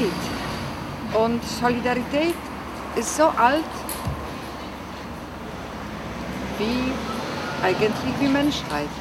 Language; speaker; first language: German; non-native, fluent; Polish